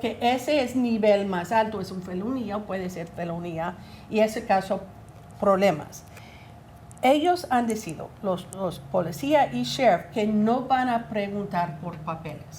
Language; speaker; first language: Spanish; non-native, learner; English